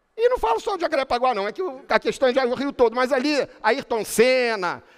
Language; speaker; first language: Portuguese; native; Portuguese